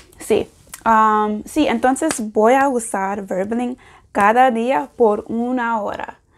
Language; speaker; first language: Spanish; non-native, learner; English